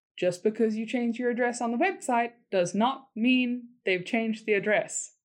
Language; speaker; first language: English; native; English